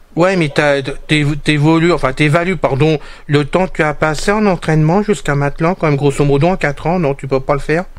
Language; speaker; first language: French; native; French